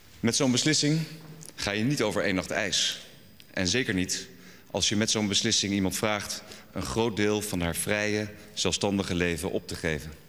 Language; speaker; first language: Dutch; native; Dutch